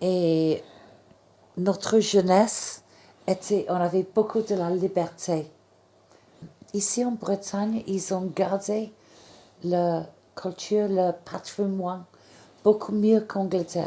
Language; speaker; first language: French; non-native, fluent; English